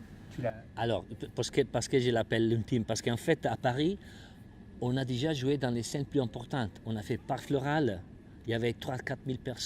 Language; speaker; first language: French; non-native, fluent; Italian